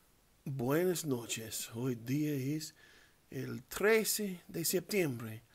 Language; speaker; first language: Spanish; non-native, learner; English